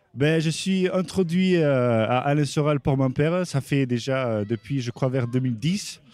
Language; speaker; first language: French; early bilingual, heritage; French